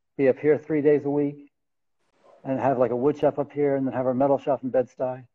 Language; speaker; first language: English; native; English